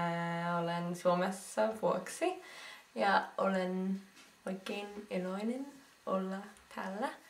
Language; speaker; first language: Finnish; non-native, learner; English